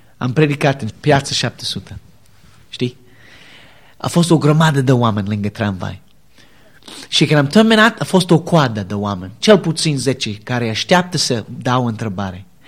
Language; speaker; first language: Romanian; non-native, learner; English